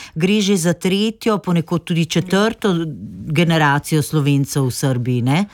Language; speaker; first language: Slovenian; native; Slovenian